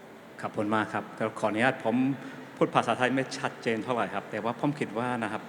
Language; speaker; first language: Thai; non-native, learner; English